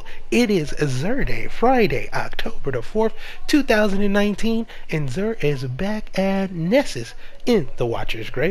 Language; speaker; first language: English; native; English